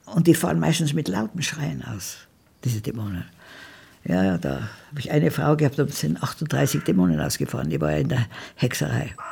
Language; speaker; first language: German; native; German